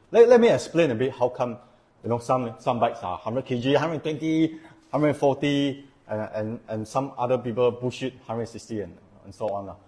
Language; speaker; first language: English; non-native, local second language; Chinese